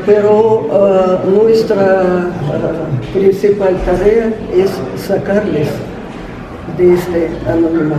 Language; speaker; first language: Spanish; non-native, fluent; Russian